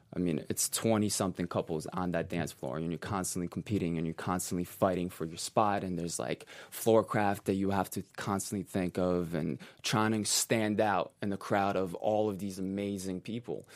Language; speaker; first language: English; native; English